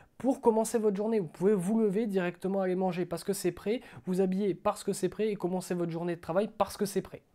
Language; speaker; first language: French; native; French